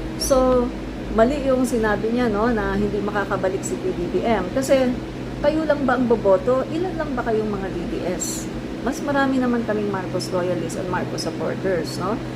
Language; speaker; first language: Filipino; non-native, local second language; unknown